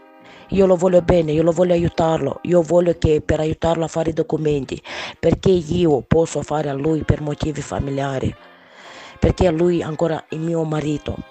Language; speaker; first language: Italian; non-native, learner; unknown